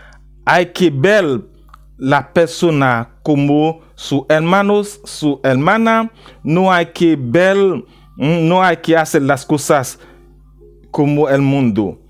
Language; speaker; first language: Spanish; non-native, learner; Haitian Creole